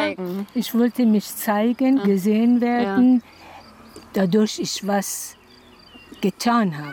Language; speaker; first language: German; non-native, fluent; Persian